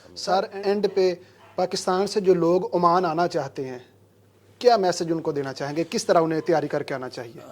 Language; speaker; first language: Urdu; non-native, local second language; Punjabi